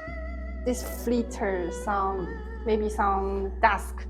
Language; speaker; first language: English; non-native, learner; Chinese